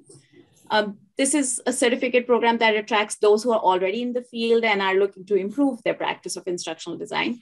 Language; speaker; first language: English; non-native, local second language; Hindi